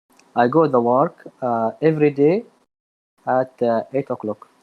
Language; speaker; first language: English; non-native, learner; Arabic